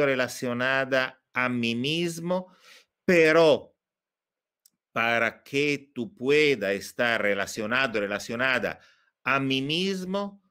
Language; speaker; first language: Spanish; non-native, fluent; Italian